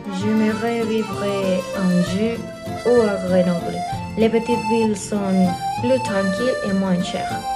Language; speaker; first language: French; non-native, learner; Spanish